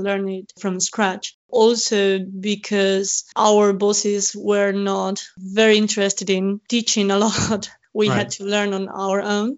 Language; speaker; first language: English; non-native, fluent; Spanish